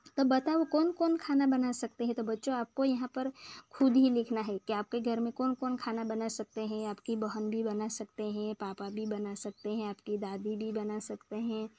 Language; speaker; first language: Hindi; non-native, local second language; Gujarati